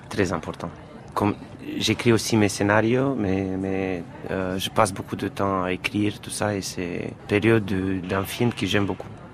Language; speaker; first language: French; non-native, fluent; Romanian